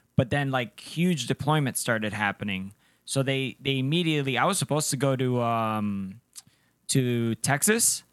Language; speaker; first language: English; non-native, fluent; Spanish